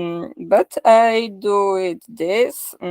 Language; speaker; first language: English; non-native, learner; Polish